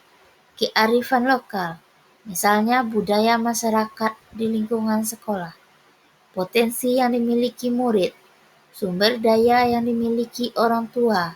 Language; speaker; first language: Indonesian; native; Indonesian